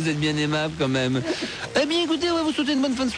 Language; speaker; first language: French; native; French